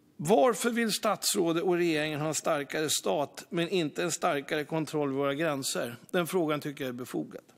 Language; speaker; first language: Swedish; native; Swedish